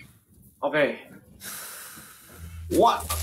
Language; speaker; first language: English; non-native, learner; Vietnamese